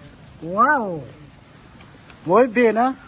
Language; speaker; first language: Spanish; non-native, learner; Filipino